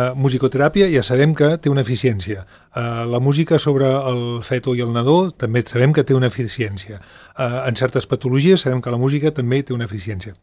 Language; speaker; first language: Catalan; native; Catalan